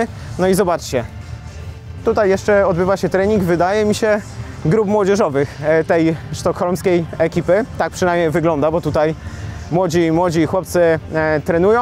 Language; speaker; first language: Polish; native; Polish